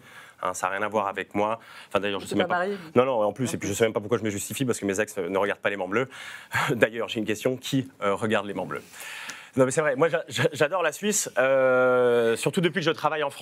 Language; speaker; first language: French; native; French